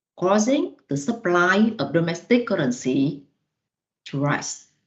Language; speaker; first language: English; non-native, fluent; Vietnamese